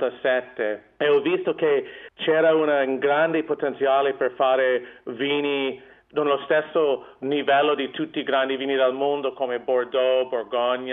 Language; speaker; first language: Italian; non-native, learner; English